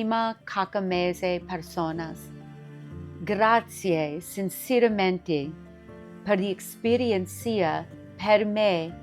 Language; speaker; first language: Italian; non-native, learner; English